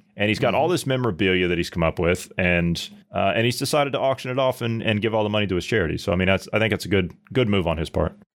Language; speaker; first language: English; native; English